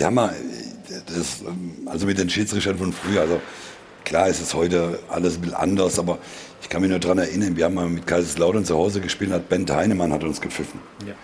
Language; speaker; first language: German; native; German